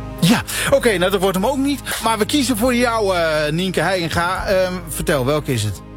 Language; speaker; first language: Dutch; native; Dutch